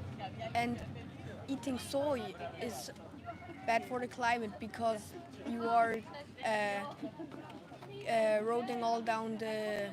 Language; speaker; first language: English; non-native, fluent; German